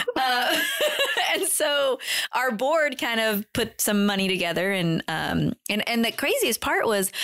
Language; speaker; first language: English; native; English